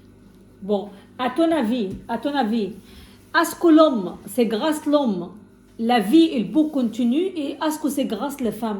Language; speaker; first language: French; non-native, fluent; Arabic